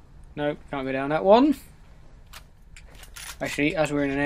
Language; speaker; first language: English; native; English